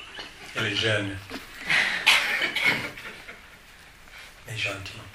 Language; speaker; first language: French; non-native, fluent; English